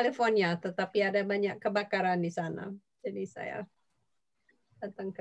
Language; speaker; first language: Indonesian; non-native, fluent; English